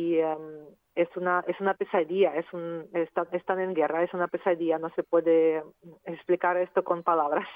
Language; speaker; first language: Spanish; non-native, fluent; Ukrainian